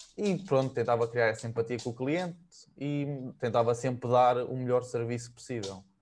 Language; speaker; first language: Portuguese; native; Portuguese